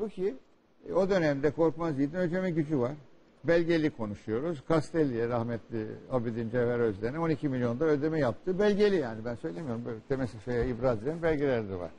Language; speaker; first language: Turkish; native; Turkish